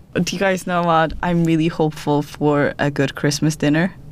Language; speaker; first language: English; non-native, fluent; Portuguese